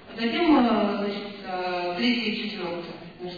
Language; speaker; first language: Russian; native; Russian